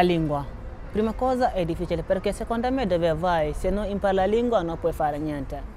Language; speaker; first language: Italian; non-native, learner; Wolof